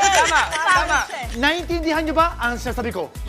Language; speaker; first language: Filipino; non-native, learner; Japanese